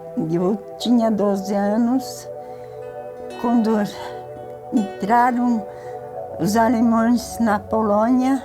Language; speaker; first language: Portuguese; early bilingual, other home language; Polish